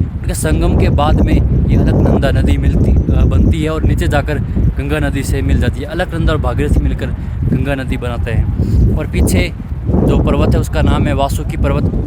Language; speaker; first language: Hindi; native; Hindi